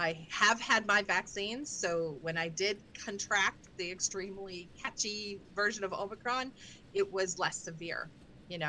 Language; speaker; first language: English; native; English